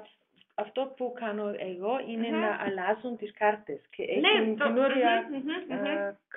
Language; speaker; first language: Greek; non-native, learner; German